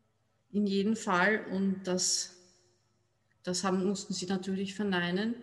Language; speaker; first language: German; native; German